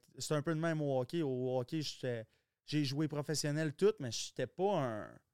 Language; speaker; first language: French; early bilingual, other home language; English